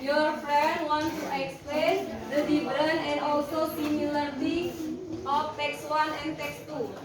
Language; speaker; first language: English; non-native, learner; Indonesian